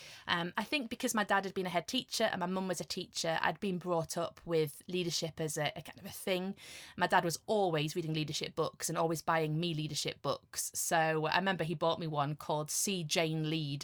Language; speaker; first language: English; native; English